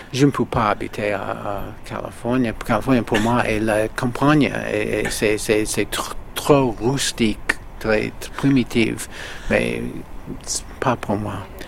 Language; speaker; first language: French; non-native, learner; English